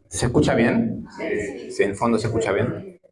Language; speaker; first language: Spanish; native; Spanish